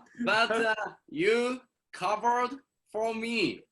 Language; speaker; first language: English; non-native, learner; Japanese